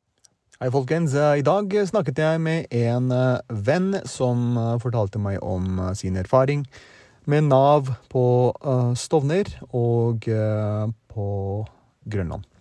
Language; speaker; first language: Norwegian; early bilingual, other home language; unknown